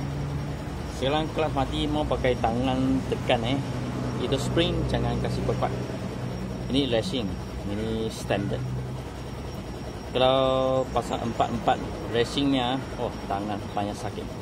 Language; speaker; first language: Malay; non-native, local second language; Chinese